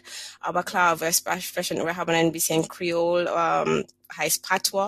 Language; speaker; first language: German; non-native, fluent; English